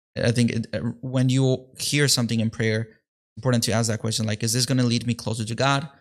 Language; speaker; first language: English; early bilingual, other home language; Spanish